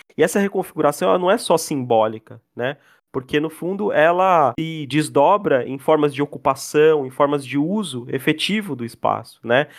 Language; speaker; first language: Portuguese; native; Portuguese